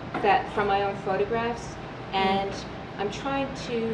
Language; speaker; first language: English; native; English